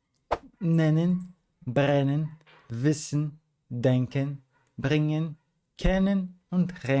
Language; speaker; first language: German; non-native, fluent; Portuguese